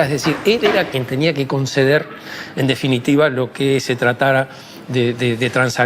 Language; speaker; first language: Spanish; native; Spanish